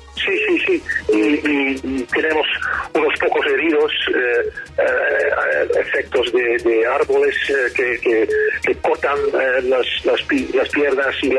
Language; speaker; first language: Spanish; non-native, learner; Dutch